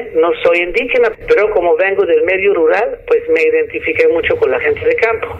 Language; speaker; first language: Spanish; non-native, fluent; Italian